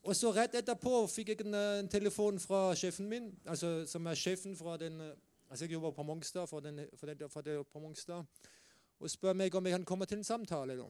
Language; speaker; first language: Norwegian; non-native, fluent; German